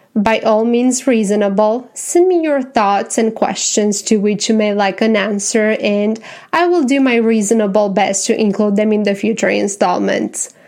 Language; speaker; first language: English; non-native, fluent; Romanian